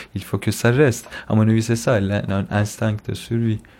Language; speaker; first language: French; non-native, fluent; Turkish